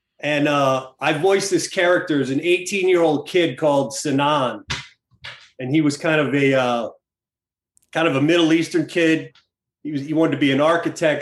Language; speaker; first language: English; native; English